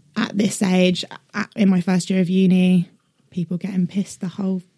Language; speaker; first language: English; native; English